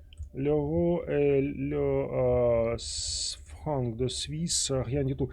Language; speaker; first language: French; non-native, fluent; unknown